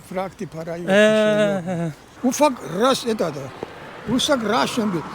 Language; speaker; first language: Turkish; non-native, learner; Georgian